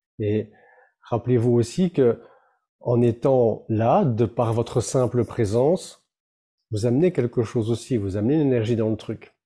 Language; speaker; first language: French; native; French